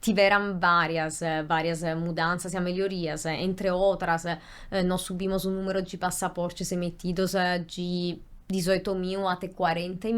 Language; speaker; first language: Portuguese; non-native, fluent; Italian